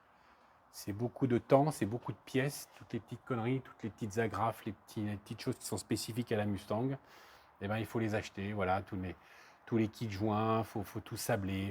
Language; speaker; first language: French; native; French